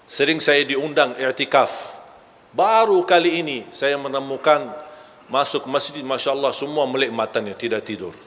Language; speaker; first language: Malay; non-native, fluent; Arabic